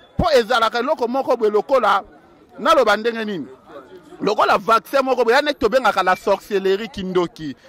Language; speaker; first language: Lingala; native; Lingala